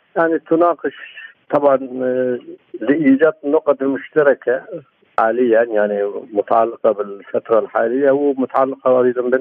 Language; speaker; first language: Arabic; non-native, fluent; Turkish